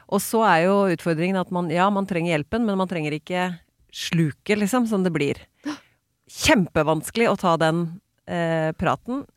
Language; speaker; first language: Norwegian; native; Norwegian